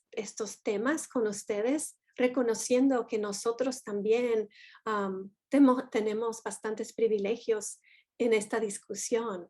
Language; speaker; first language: Spanish; non-native, fluent; English